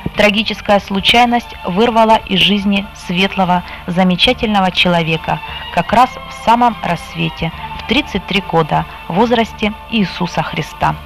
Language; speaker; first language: Russian; native; Russian